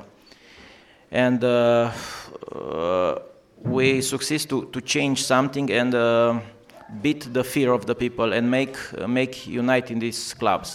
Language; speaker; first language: English; non-native, learner; Romanian